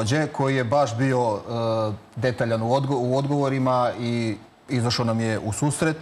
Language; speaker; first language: Serbian; native; Serbian